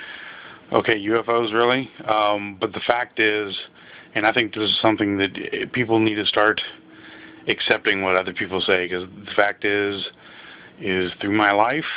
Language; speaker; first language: English; native; English